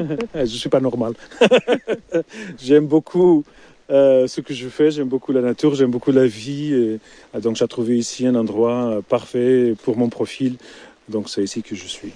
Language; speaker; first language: French; non-native, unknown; Portuguese